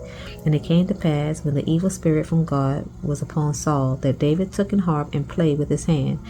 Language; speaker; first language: English; native; English